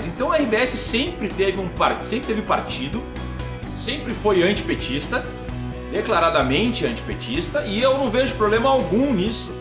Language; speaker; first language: Portuguese; native; Portuguese